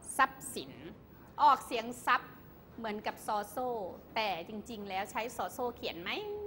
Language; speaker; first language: Thai; native; Thai